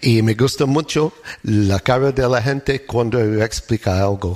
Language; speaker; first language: Spanish; non-native, learner; English